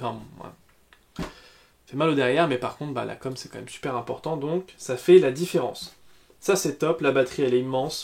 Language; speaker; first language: French; native; French